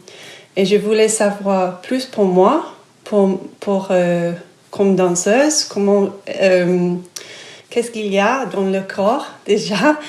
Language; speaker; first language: French; non-native, fluent; English